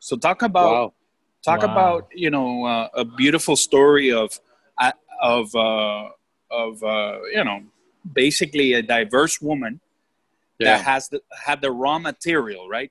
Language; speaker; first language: English; non-native, fluent; Spanish